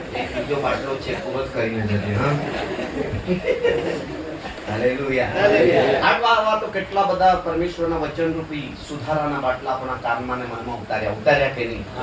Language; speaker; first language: Gujarati; non-native, local second language; Kukna